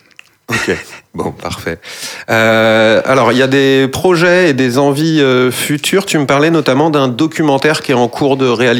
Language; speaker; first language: French; native; French